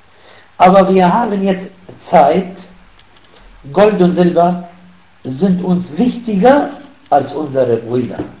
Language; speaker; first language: German; non-native, fluent; Arabic